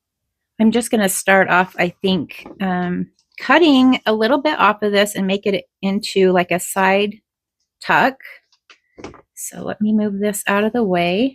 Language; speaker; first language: English; native; English